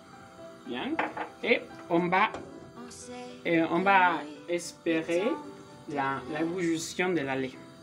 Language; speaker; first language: French; non-native, learner; Spanish